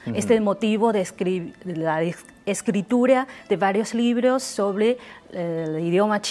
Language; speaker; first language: Spanish; non-native, fluent; Chinese